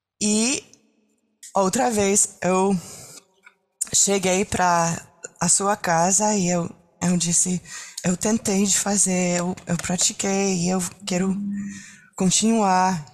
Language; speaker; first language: Portuguese; non-native, learner; French